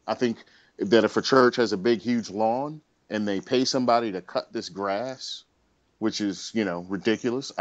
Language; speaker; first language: English; native; English